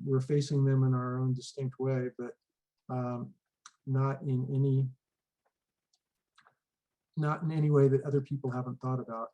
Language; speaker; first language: English; native; English